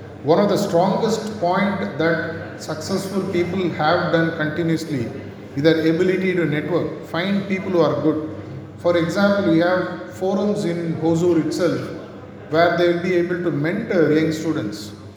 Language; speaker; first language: English; non-native, local second language; Tamil